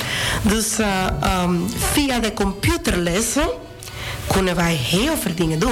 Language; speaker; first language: Dutch; non-native, fluent; Spanish